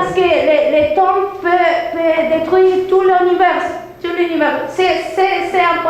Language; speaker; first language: French; non-native, learner; Spanish